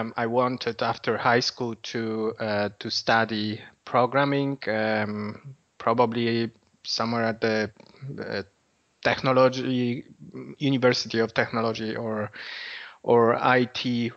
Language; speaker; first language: English; non-native, fluent; Polish